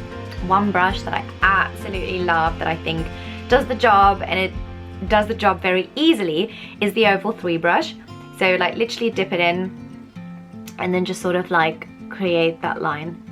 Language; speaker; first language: English; native; English